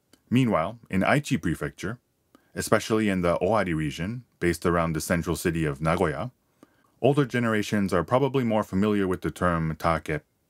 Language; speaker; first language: English; early bilingual, other home language; Japanese